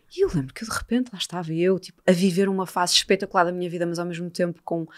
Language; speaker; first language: Portuguese; native; Portuguese